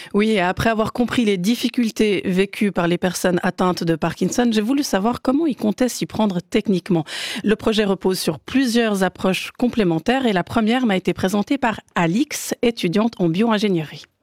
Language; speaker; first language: French; native; French